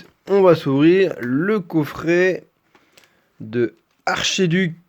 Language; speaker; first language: French; native; French